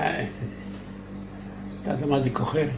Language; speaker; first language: Hebrew; non-native, learner; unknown